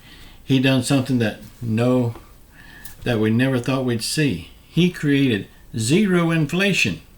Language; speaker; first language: English; native; English